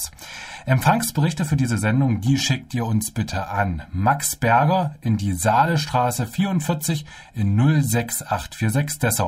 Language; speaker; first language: German; native; German